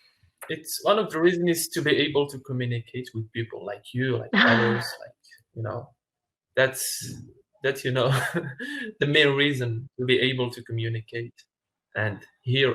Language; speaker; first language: English; non-native, fluent; Arabic